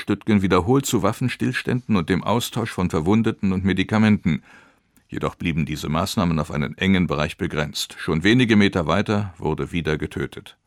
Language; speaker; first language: German; native; German